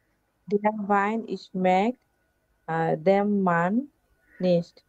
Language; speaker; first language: German; non-native, learner; Bangla